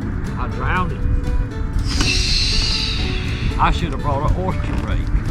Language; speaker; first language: English; native; English